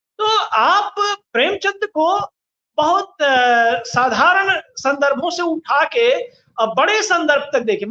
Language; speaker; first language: Hindi; native; Hindi